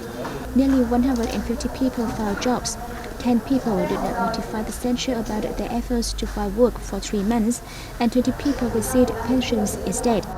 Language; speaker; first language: English; non-native, fluent; Vietnamese